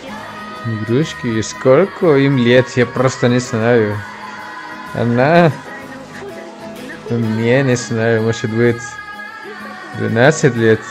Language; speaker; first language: Russian; non-native, fluent; Spanish